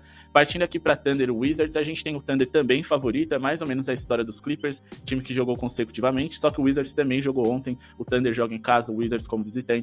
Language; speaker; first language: Portuguese; native; Portuguese